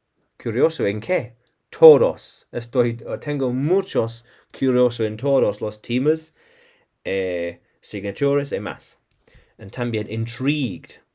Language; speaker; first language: Spanish; non-native, learner; English